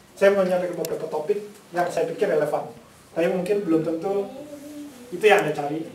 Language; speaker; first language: Indonesian; native; Indonesian